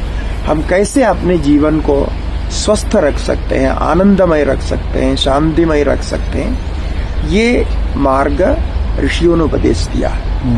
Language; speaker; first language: Hindi; non-native, local second language; Malayalam